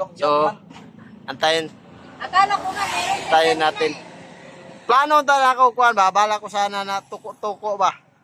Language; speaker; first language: Filipino; non-native, local second language; Hiligaynon